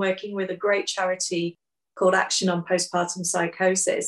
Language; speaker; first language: English; native; English